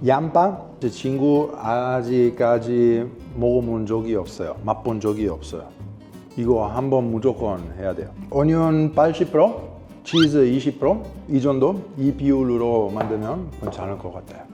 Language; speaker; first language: Korean; non-native, fluent; Italian